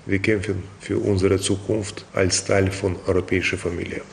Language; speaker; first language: German; non-native, fluent; Russian